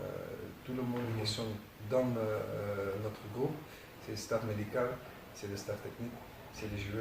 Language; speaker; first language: French; non-native, learner; Dutch